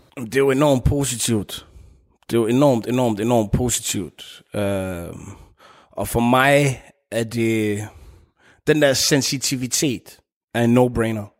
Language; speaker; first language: Danish; early bilingual, other home language; Arabic